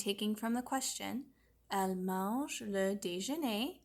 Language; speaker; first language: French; non-native, fluent; English